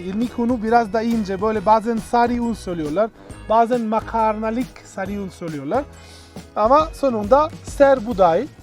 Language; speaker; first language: Turkish; non-native, learner; Italian